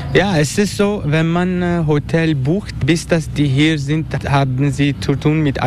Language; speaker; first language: German; non-native, learner; Turkish